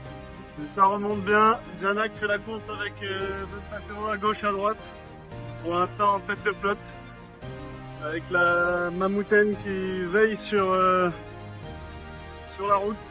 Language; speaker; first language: French; native; French